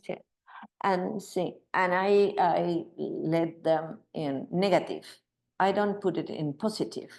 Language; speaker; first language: English; non-native, learner; Spanish